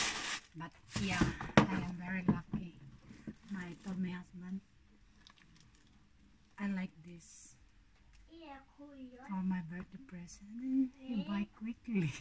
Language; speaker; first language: English; non-native, fluent; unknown